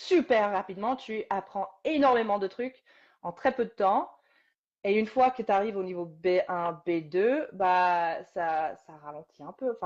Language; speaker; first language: French; native; French